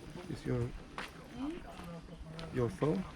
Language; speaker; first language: English; non-native, learner; Swedish